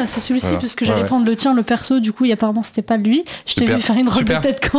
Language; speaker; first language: French; native; French